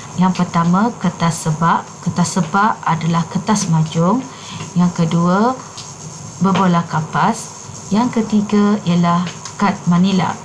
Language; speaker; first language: Malay; native; Malay